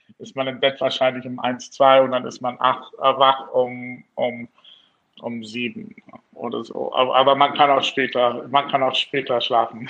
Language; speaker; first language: German; non-native, fluent; English